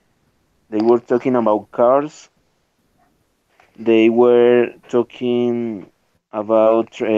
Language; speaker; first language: English; non-native, learner; Spanish